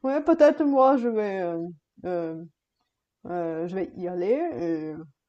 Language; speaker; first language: French; non-native, fluent; Bulgarian